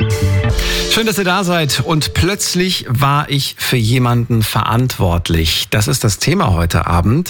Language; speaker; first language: German; native; German